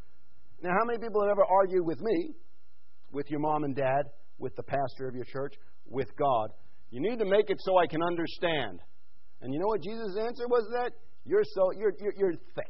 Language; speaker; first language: English; native; English